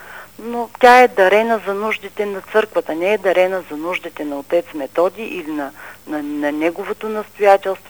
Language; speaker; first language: Bulgarian; native; Bulgarian